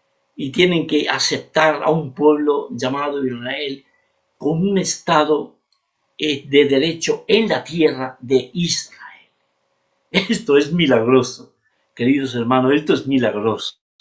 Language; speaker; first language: Spanish; native; Spanish